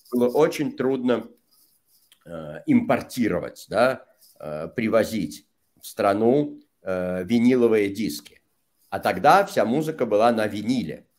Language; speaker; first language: Russian; native; Russian